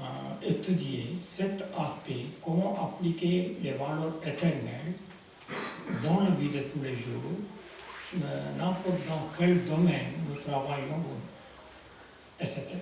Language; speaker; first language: French; non-native, fluent; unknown